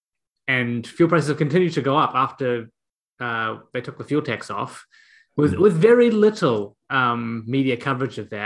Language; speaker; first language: English; native; English